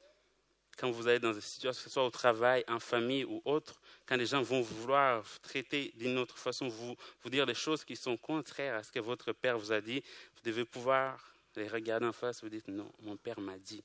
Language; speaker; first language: French; non-native, local second language; Kinyarwanda